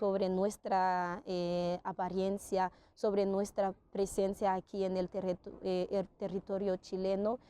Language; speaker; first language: Spanish; non-native, fluent; Haitian Creole